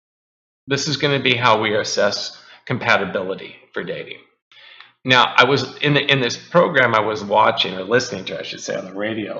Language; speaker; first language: English; native; English